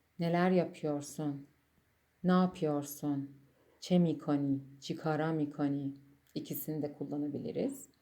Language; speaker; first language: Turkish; non-native, fluent; Persian